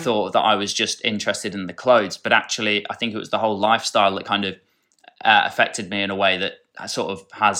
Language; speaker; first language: English; native; English